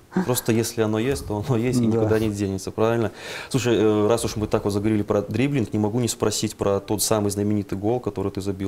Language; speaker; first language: Russian; native; Russian